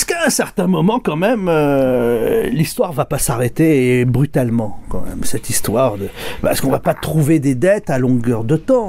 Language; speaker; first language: French; native; French